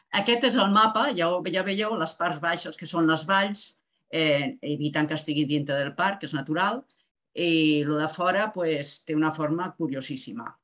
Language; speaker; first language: Catalan; non-native, local second language; Spanish